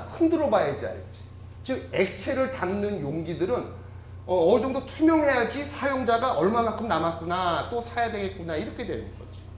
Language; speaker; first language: Korean; native; Korean